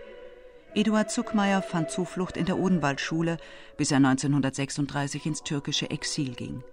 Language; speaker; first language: German; native; German